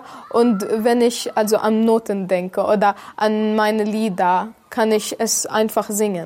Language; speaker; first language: German; non-native, learner; Arabic